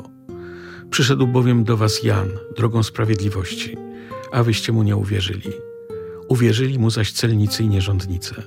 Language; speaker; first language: Polish; native; Polish